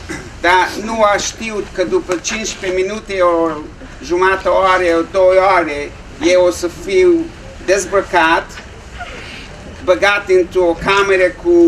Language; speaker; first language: Romanian; non-native, local second language; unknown